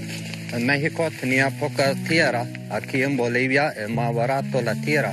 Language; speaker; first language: Spanish; non-native, local second language; Plautdietsch